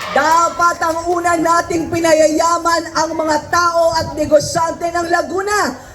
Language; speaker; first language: Filipino; native; Filipino